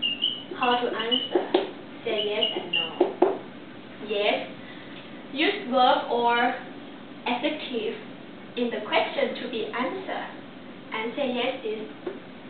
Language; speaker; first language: English; non-native, learner; Thai